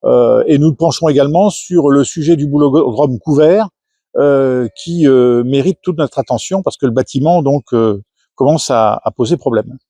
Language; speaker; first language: French; native; French